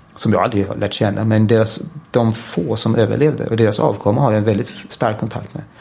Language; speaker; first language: Swedish; early bilingual, heritage; Danish